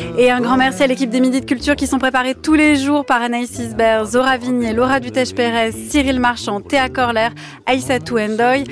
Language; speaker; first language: French; native; French